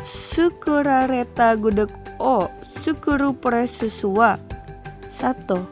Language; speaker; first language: Japanese; non-native, fluent; Indonesian